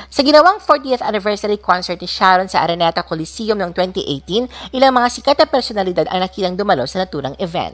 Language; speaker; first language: Filipino; native; Filipino